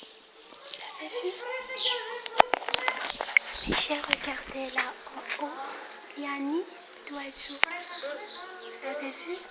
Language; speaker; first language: French; non-native, local second language; Arabic